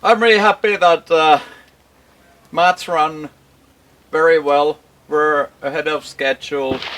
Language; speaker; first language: English; non-native, fluent; Finnish